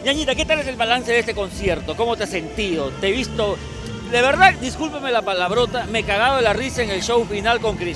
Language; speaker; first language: Spanish; native; Spanish